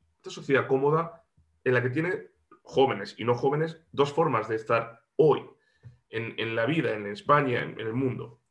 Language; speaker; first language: Spanish; native; Spanish